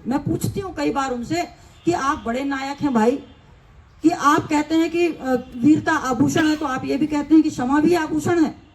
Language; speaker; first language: Hindi; native; Hindi